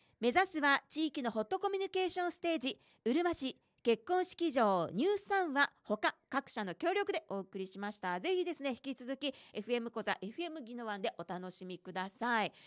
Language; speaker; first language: Japanese; native; Japanese